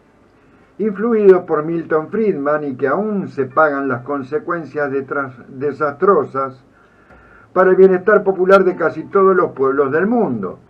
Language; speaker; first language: Spanish; native; Spanish